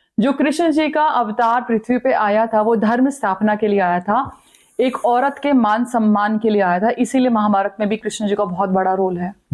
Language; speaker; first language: Hindi; native; Hindi